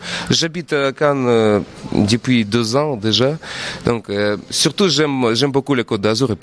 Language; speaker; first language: French; non-native, fluent; Russian